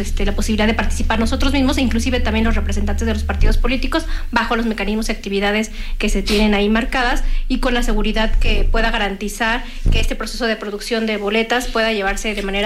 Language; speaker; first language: Spanish; native; Spanish